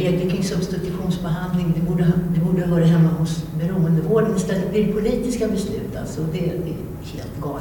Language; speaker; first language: Swedish; native; Swedish